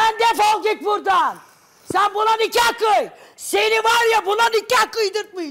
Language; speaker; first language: Turkish; native; Turkish